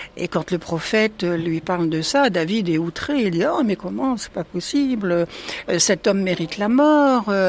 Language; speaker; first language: French; native; French